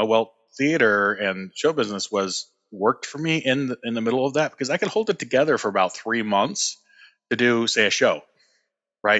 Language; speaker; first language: English; native; English